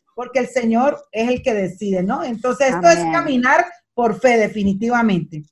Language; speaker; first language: Spanish; native; Spanish